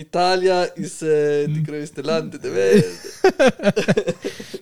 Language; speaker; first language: German; native; German